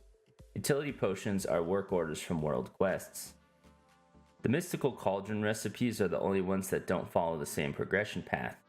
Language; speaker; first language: English; native; English